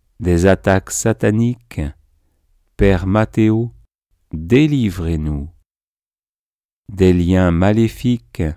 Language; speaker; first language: French; native; French